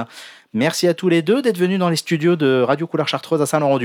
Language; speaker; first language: French; native; French